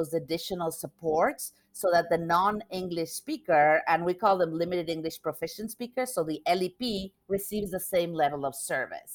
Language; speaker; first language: English; non-native, fluent; Spanish